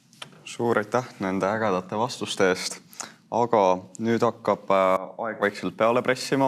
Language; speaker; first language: Estonian; native; Estonian